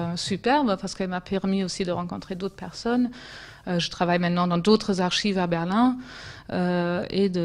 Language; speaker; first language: French; non-native, fluent; German